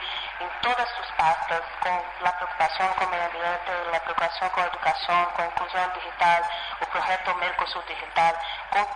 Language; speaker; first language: Spanish; non-native, fluent; Portuguese